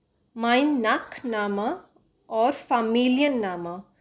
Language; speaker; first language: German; non-native, fluent; Hindi